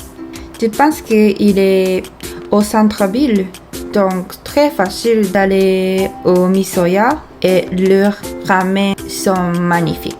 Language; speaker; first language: French; non-native, fluent; Japanese